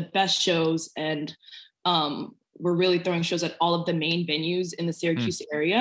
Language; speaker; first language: English; native; English